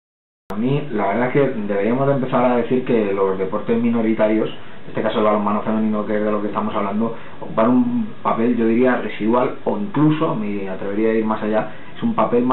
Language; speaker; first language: Spanish; native; Spanish